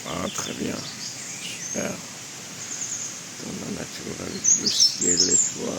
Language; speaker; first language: French; non-native, fluent; Persian